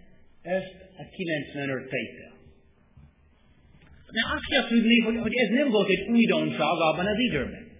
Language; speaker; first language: Hungarian; non-native, fluent; English